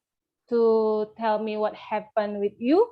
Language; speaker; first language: English; non-native, learner; Indonesian